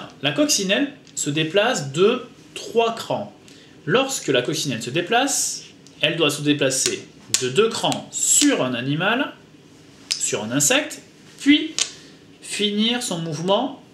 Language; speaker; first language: French; native; French